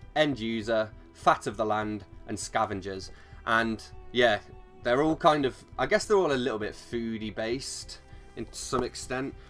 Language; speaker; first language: English; native; English